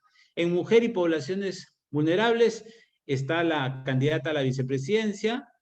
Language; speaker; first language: Spanish; native; Spanish